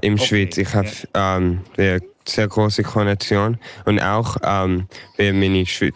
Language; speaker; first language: German; early bilingual, heritage; English